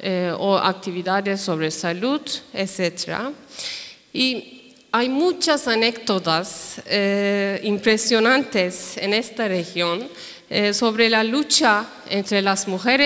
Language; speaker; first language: Spanish; non-native, fluent; Turkish